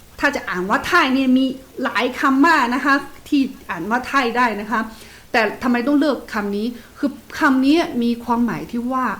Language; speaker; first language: Thai; non-native, fluent; Chinese